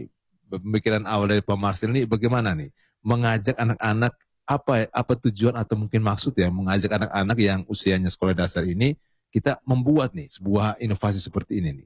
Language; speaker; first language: Indonesian; native; Indonesian